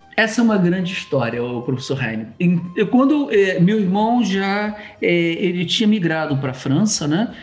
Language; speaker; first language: Portuguese; native; Portuguese